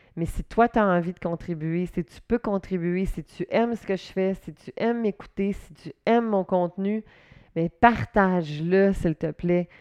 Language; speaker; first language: French; native; French